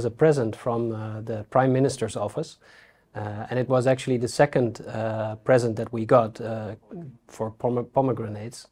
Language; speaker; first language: English; non-native, fluent; Dutch